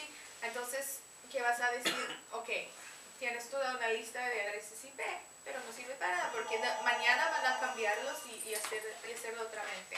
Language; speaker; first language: Spanish; non-native, fluent; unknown